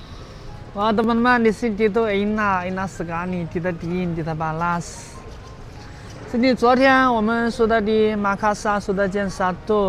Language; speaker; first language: Indonesian; non-native, learner; Chinese